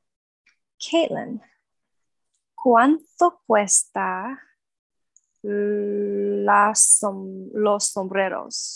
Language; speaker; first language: Spanish; non-native, learner; English